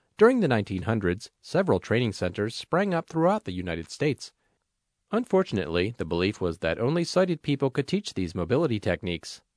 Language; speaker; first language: English; native; English